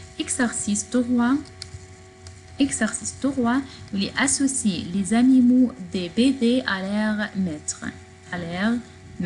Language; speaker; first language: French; non-native, fluent; Arabic